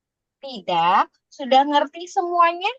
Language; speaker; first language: Indonesian; native; Indonesian